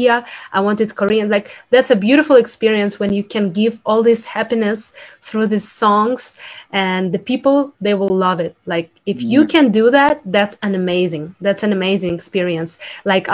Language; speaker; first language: English; non-native, fluent; Ukrainian